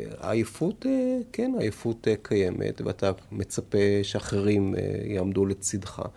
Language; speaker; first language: Hebrew; native; Hebrew